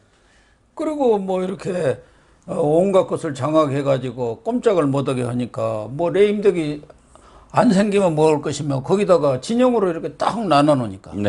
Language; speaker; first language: Korean; native; Korean